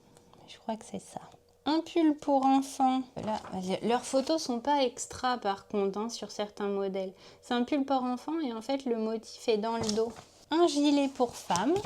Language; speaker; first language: French; native; French